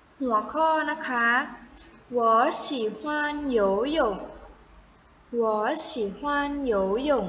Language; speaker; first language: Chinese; non-native, fluent; Thai